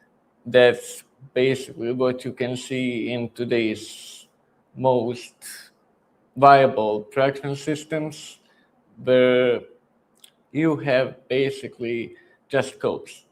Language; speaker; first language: English; non-native, fluent; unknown